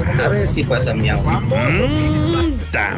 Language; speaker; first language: Spanish; native; Spanish